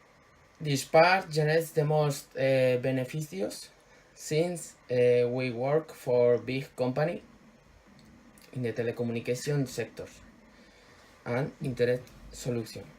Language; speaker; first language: English; non-native, learner; Spanish